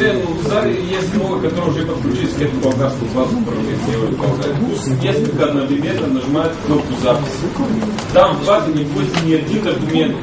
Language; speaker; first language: Russian; non-native, fluent; Bulgarian